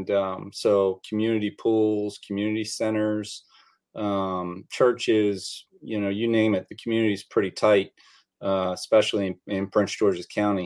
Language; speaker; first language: English; native; English